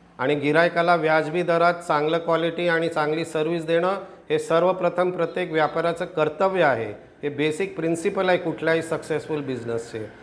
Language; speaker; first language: Marathi; non-native, local second language; Gujarati